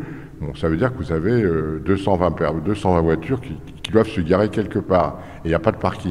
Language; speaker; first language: French; native; French